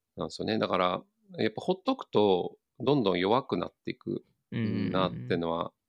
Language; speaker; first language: Japanese; early bilingual, other home language; Turkish